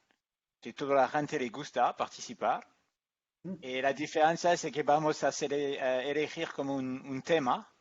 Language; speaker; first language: Spanish; non-native, fluent; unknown